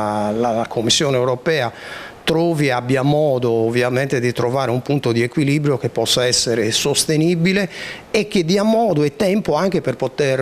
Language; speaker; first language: Italian; native; Italian